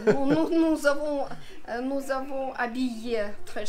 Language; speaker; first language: French; non-native, learner; Russian